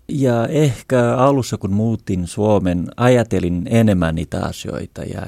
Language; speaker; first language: Finnish; non-native, fluent; Portuguese